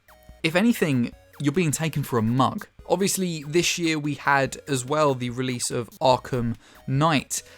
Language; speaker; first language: English; native; English